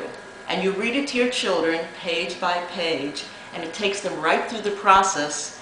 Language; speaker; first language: English; native; English